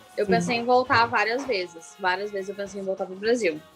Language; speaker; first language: Portuguese; native; Portuguese